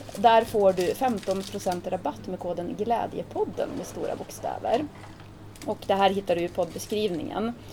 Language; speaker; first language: Swedish; native; Swedish